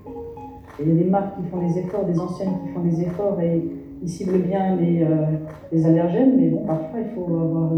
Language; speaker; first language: French; native; French